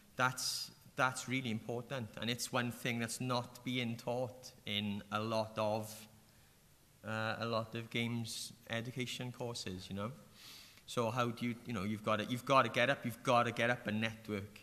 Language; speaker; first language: English; native; English